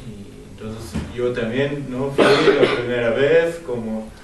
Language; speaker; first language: Spanish; non-native, fluent; German